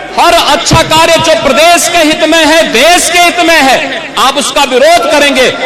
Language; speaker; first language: Hindi; native; Hindi